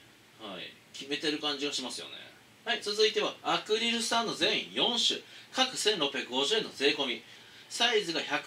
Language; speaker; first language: Japanese; native; Japanese